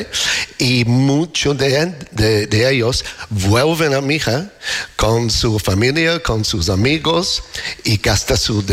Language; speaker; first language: Spanish; non-native, learner; English